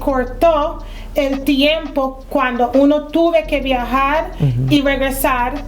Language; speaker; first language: Spanish; non-native, fluent; English